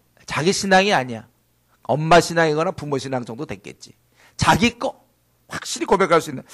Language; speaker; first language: Korean; native; Korean